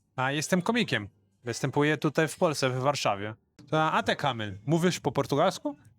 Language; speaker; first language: Polish; non-native, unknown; Portuguese